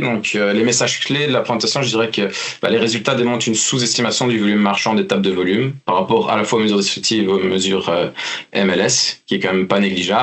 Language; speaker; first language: French; native; French